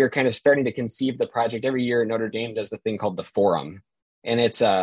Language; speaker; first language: English; native; English